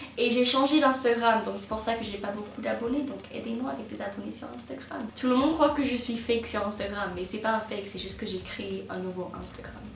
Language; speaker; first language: French; non-native, fluent; English